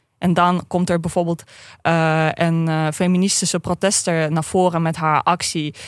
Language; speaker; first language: Dutch; non-native, fluent; Russian